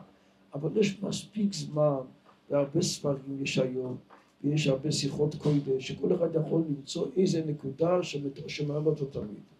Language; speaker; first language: Hebrew; non-native, local second language; Yiddish